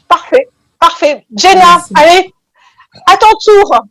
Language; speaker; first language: French; native; French